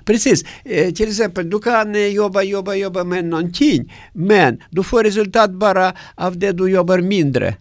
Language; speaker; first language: Swedish; non-native, learner; Russian